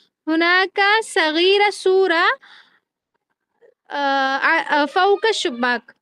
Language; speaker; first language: Arabic; non-native, learner; Urdu